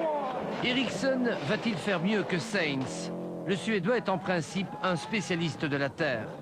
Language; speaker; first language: French; native; French